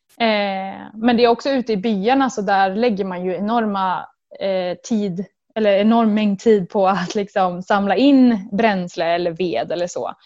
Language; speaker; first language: Swedish; native; Swedish